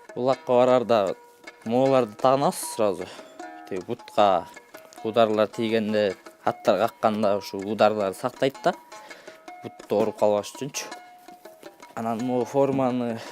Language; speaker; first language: Kyrgyz; non-native, local second language; Russian